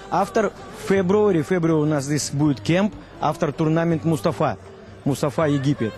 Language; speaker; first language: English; non-native, learner; Russian